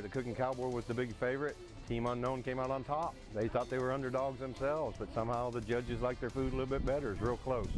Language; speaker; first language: English; native; English